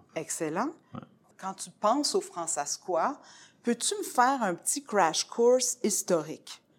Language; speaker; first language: French; native; French